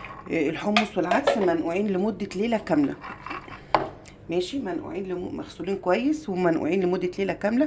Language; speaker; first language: Arabic; native; Arabic